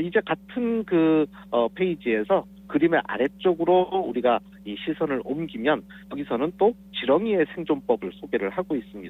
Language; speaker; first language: Korean; native; Korean